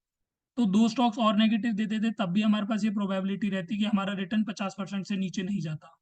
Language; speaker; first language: Hindi; native; Hindi